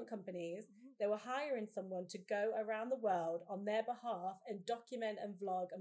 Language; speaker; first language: English; native; English